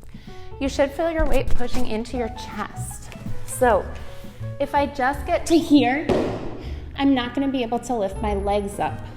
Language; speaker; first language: English; native; English